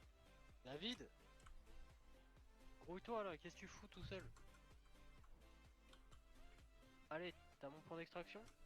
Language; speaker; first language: French; native; French